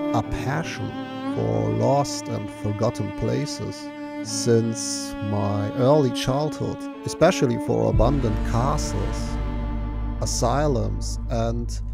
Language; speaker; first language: English; non-native, fluent; German